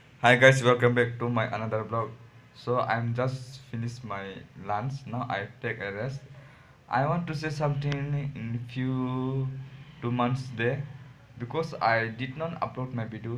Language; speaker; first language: English; non-native, learner; Hindi